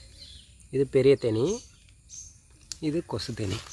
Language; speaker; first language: Tamil; native; Tamil